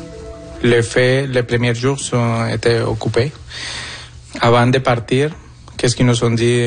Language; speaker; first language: French; non-native, fluent; Spanish